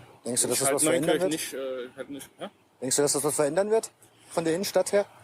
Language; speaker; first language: German; native; German